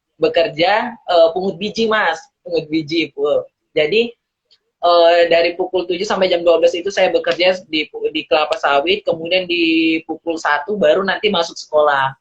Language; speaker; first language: Indonesian; early bilingual, heritage; Indonesian